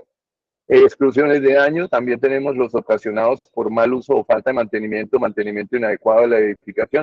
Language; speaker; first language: Spanish; native; Spanish